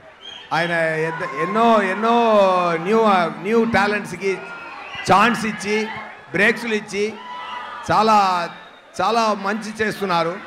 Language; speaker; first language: Telugu; non-native, learner; Tamil